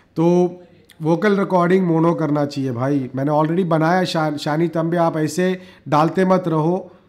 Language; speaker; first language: Hindi; native; Hindi